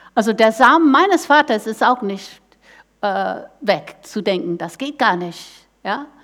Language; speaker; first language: German; non-native, fluent; English